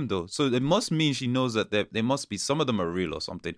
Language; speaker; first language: English; native; English